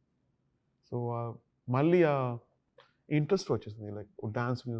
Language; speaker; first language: Telugu; non-native, learner; Tamil